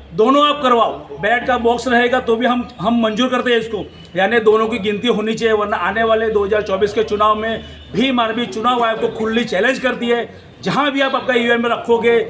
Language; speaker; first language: Hindi; non-native, local second language; Gujarati